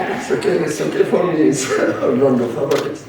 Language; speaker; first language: English; non-native, learner; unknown